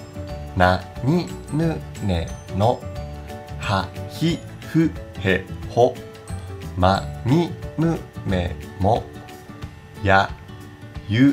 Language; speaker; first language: Japanese; native; Japanese